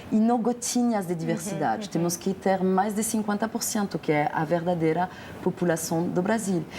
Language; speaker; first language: Portuguese; non-native, fluent; French